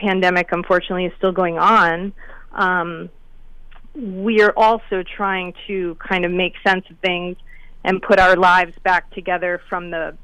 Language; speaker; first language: English; native; English